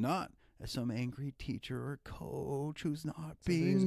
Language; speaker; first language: English; native; English